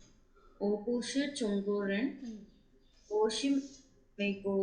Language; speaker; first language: Chinese; non-native, fluent; Tamil